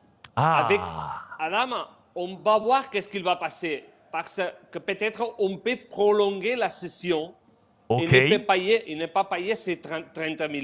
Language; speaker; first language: French; non-native, fluent; Spanish